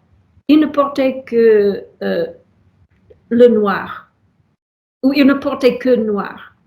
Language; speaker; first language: French; non-native, fluent; English